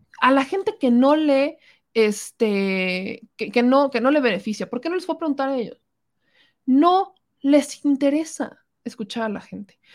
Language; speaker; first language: Spanish; native; Spanish